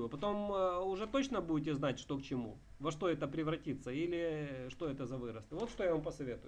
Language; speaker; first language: Russian; native; Russian